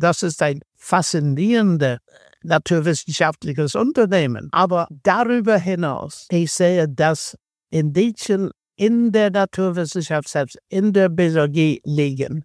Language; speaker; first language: German; non-native, fluent; English